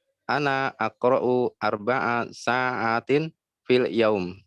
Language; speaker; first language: Arabic; non-native, learner; Indonesian